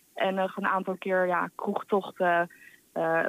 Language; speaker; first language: Dutch; native; Dutch